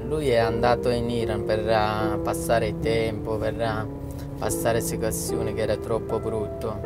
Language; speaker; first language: Italian; non-native, learner; Persian